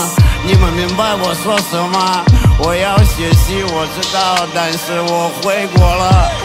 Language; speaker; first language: Chinese; non-native, learner; Russian